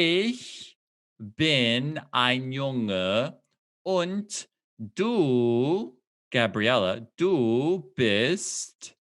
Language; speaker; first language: German; non-native, fluent; English